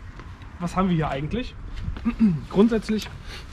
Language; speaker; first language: German; native; German